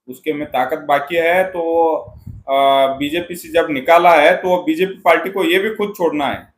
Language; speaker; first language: Hindi; non-native, local second language; Kannada